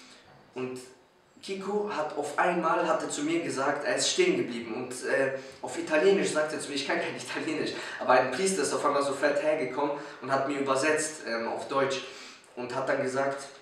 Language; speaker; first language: German; early bilingual, other home language; Polish